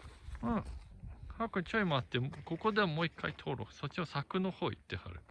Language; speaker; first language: Japanese; native; Japanese